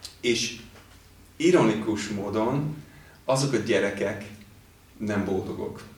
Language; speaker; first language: Hungarian; non-native, fluent; English